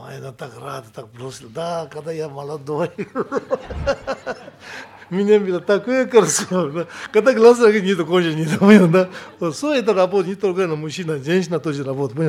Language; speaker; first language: Russian; non-native, learner; Tibetan